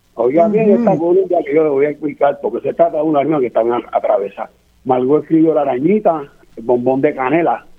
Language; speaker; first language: Spanish; native; Spanish